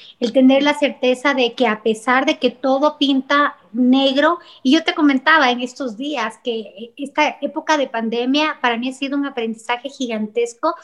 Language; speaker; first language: Spanish; native; Spanish